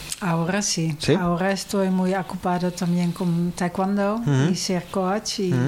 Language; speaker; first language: Spanish; non-native, fluent; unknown